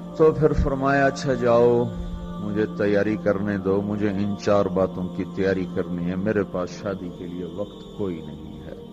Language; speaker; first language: Urdu; non-native, local second language; Punjabi